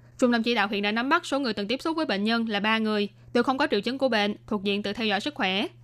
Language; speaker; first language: Vietnamese; native; Vietnamese